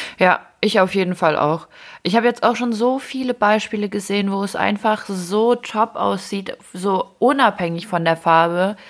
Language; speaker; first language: German; early bilingual, other home language; Ukrainian